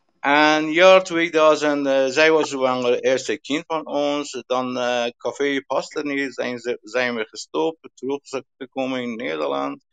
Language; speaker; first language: Dutch; non-native, learner; Persian